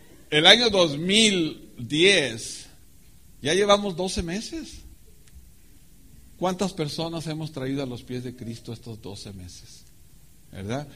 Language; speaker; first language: Spanish; native; Spanish